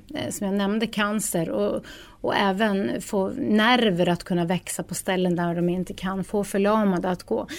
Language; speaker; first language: Swedish; non-native, fluent; Norwegian